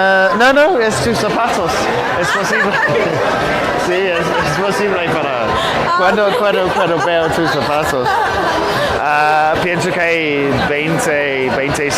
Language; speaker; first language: Spanish; non-native, learner; English